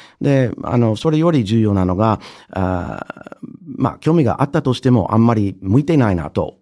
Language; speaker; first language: Japanese; non-native, fluent; English